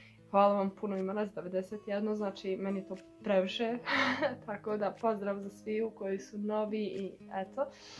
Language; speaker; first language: Croatian; native; Croatian